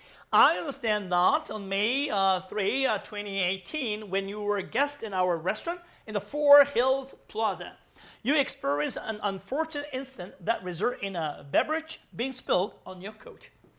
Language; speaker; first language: English; non-native, fluent; Korean